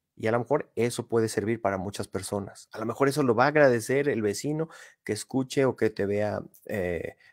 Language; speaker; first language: Spanish; native; Spanish